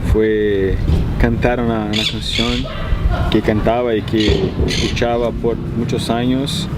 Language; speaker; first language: Spanish; non-native, fluent; Portuguese